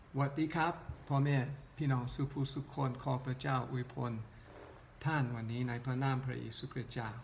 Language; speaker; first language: Thai; non-native, local second language; Northeastern Thai